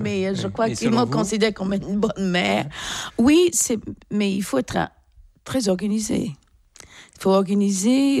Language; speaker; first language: French; non-native, fluent; English